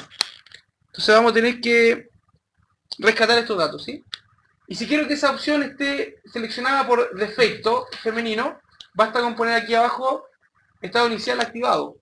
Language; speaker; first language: Spanish; native; Spanish